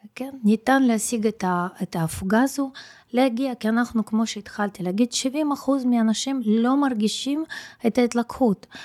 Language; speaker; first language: Hebrew; non-native, fluent; Russian